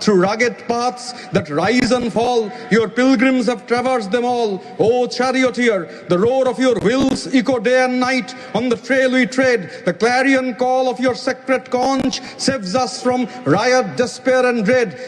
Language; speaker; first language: English; non-native, local second language; Bangla